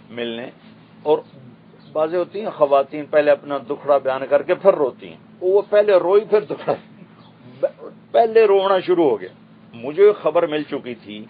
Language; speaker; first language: Urdu; non-native, local second language; Punjabi